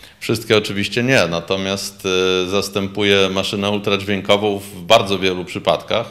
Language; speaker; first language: Polish; native; Polish